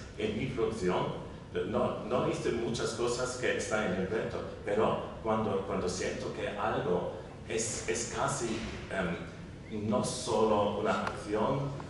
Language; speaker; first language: Spanish; non-native, learner; German